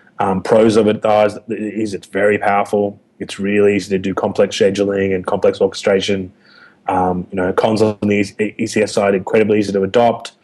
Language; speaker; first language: English; native; English